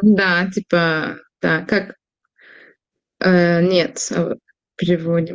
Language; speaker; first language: Russian; non-native, fluent; Turkish